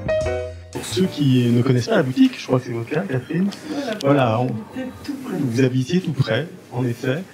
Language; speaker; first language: French; native; French